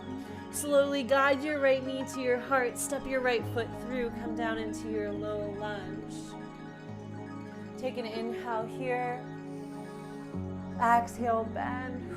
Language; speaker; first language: English; native; English